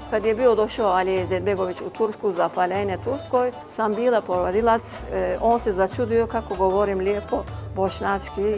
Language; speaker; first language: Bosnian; early bilingual, heritage; Bosnian